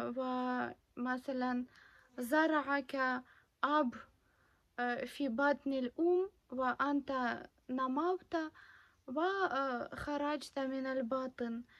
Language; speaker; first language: Arabic; non-native, fluent; Ukrainian